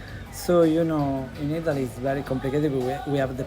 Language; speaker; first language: English; non-native, learner; Italian